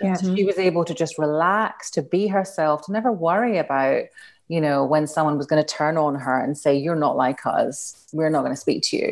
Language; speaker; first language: English; native; English